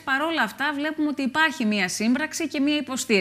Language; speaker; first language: Greek; native; Greek